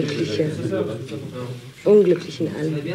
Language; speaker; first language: German; non-native, learner; French